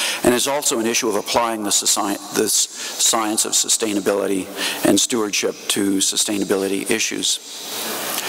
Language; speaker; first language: English; native; English